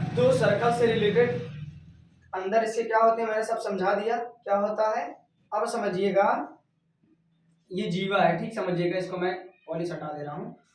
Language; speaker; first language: Hindi; native; Hindi